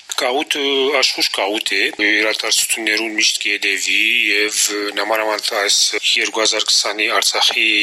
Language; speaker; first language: Armenian; early bilingual, heritage; Armenian